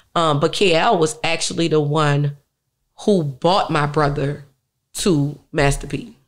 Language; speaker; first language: English; native; English